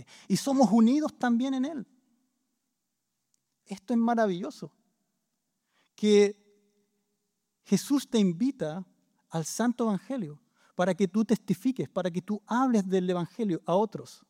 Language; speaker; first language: Spanish; native; Spanish